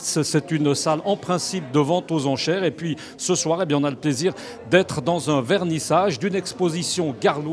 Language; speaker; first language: French; native; French